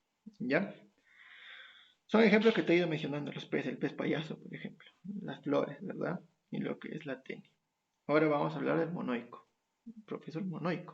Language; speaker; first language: Spanish; native; Spanish